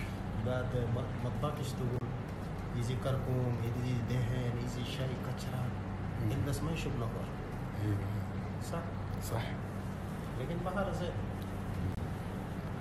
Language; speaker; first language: Arabic; non-native, learner; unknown